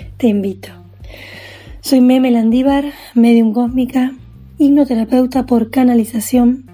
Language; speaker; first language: English; non-native, fluent; Spanish